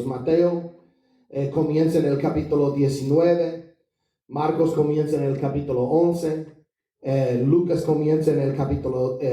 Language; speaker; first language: Spanish; non-native, fluent; English